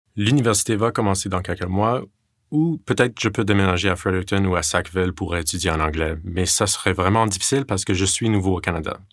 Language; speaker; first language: French; non-native, fluent; English